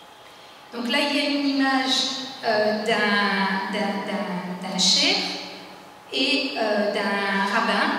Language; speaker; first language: French; non-native, local second language; Arabic